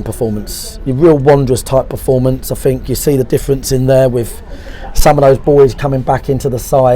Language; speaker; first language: English; native; English